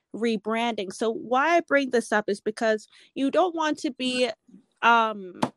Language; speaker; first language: English; native; English